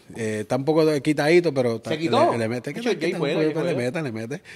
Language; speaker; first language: Spanish; early bilingual, heritage; Spanish